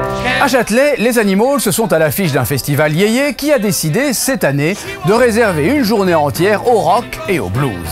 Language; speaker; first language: French; native; French